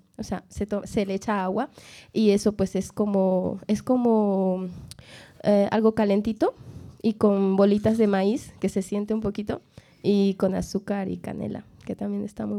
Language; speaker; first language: Spanish; native; Spanish